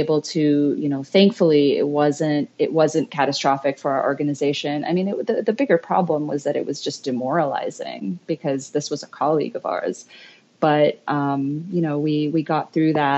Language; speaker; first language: English; native; English